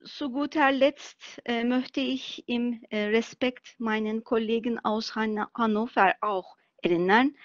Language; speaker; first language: German; non-native, fluent; Turkish